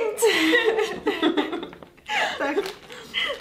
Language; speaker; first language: Polish; non-native, learner; Korean